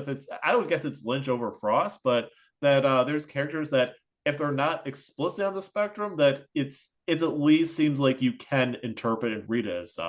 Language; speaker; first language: English; native; English